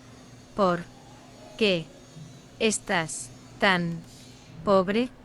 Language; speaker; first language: Spanish; non-native, learner; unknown